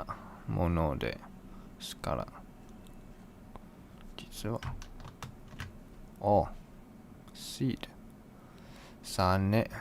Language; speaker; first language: Japanese; non-native, learner; English